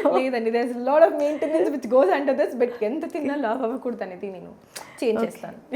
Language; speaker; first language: Telugu; native; Telugu